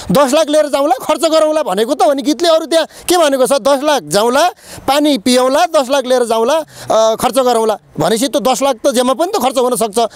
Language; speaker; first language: Nepali; native; Nepali